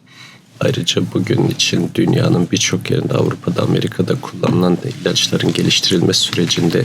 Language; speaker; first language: Turkish; native; Turkish